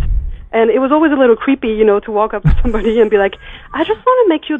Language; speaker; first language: English; non-native, fluent; French